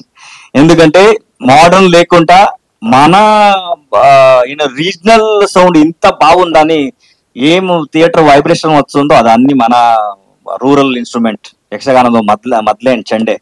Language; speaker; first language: Telugu; non-native, learner; Kannada